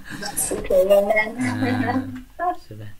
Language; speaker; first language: Chinese; non-native, learner; Vietnamese